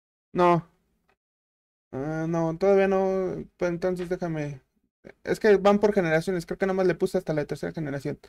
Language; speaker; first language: Spanish; native; Spanish